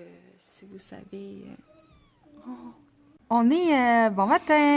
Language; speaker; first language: French; native; French